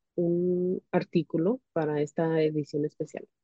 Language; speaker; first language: Spanish; early bilingual, heritage; Spanish